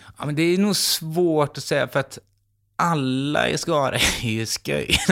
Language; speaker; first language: Swedish; native; Swedish